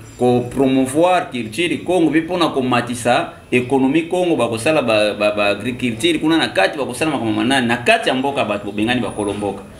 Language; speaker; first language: Lingala; non-native, local second language; Kongo